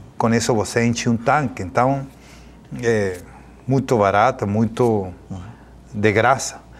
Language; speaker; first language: Portuguese; non-native, fluent; Spanish